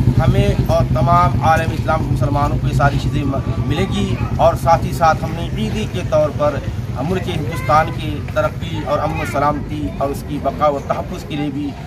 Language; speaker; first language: Urdu; native; Urdu